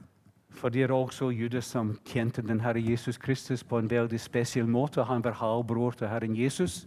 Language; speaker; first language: Norwegian; non-native, fluent; English